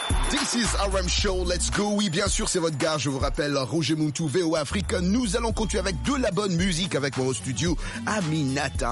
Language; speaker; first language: French; non-native, local second language; Luba-Lulua